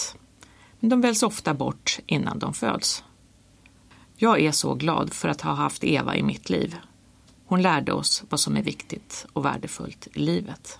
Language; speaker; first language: Swedish; native; Swedish